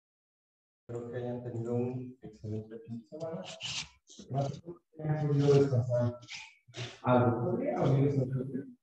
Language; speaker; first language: Spanish; native; Spanish